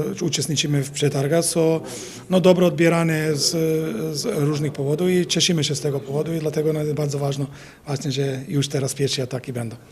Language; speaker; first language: Polish; non-native, fluent; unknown